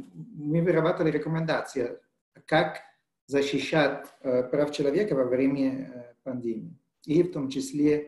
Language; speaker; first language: Russian; non-native, fluent; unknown